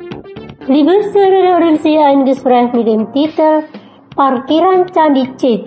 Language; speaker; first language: German; non-native, fluent; Indonesian